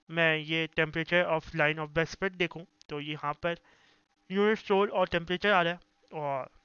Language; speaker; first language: Hindi; native; Hindi